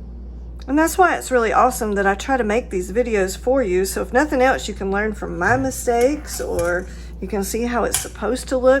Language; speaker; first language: English; native; English